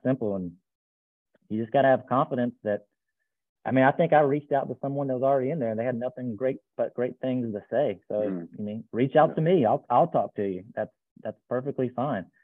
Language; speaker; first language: English; native; English